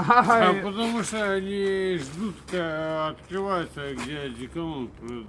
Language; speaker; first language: Russian; native; Russian